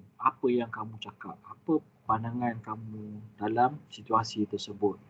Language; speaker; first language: Malay; native; Malay